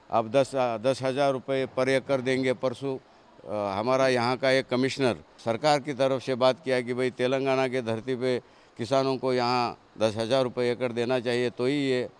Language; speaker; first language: Hindi; non-native, local second language; Marathi